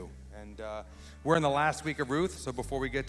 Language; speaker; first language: English; native; English